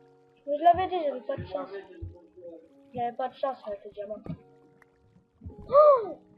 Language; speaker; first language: French; native; French